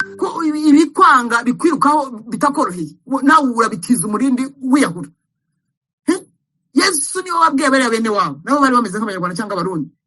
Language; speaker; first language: Kinyarwanda; native; Kinyarwanda